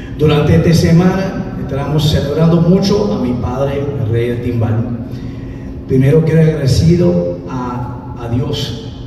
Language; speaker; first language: Spanish; early bilingual, heritage; English